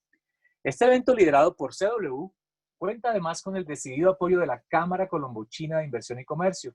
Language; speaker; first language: Spanish; native; Spanish